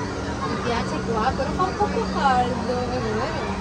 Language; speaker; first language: Italian; non-native, learner; Filipino